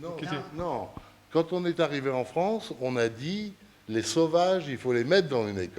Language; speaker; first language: French; early bilingual, other home language; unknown